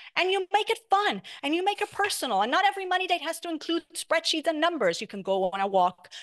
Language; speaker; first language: English; non-native, fluent; Spanish